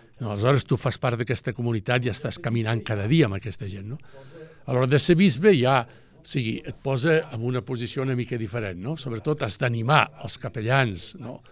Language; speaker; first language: Catalan; native; Catalan